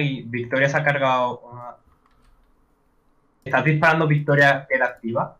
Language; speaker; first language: Spanish; native; Spanish